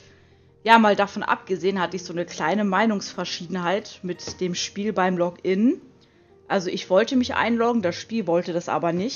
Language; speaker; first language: German; native; German